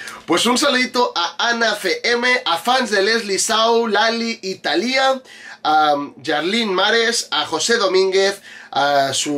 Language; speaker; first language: Spanish; native; Spanish